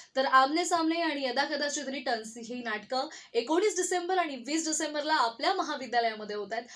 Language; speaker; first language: Marathi; native; Marathi